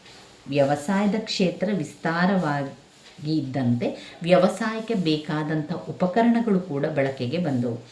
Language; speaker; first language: Kannada; native; Kannada